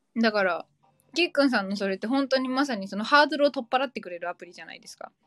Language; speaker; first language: Japanese; native; Japanese